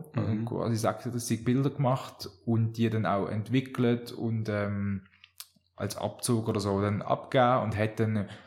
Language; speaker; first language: German; native; German